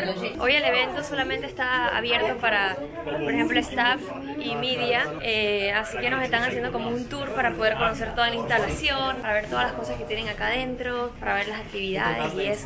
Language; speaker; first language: Spanish; native; Spanish